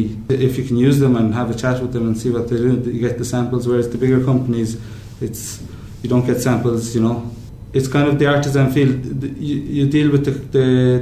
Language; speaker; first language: English; native; English